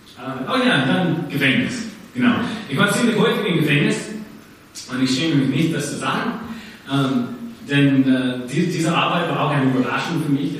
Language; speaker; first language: German; non-native, fluent; English